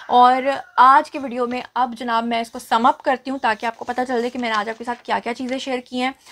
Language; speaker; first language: Urdu; native; Urdu